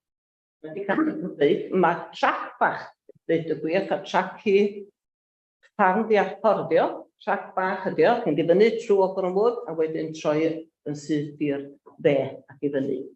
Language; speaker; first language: Welsh; native; Welsh